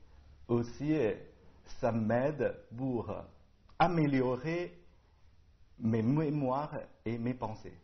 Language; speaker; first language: French; non-native, learner; Chinese